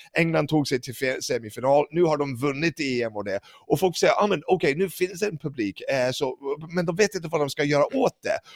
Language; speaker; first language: Swedish; non-native, fluent; English